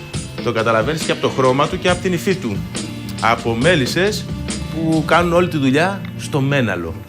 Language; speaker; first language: Greek; native; Greek